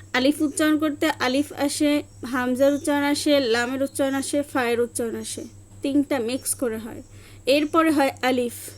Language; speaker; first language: Bangla; native; Bangla